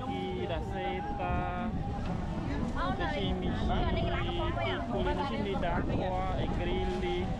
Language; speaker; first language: Italian; non-native, fluent; Vietnamese